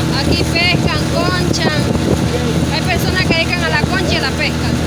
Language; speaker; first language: Spanish; native; Spanish